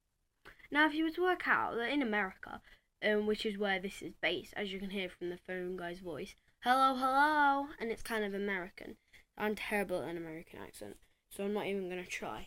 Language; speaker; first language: English; native; English